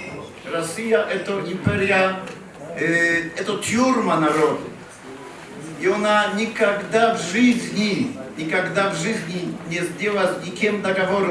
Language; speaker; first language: Russian; non-native, learner; Polish